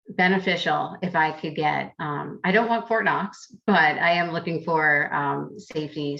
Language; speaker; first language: English; native; English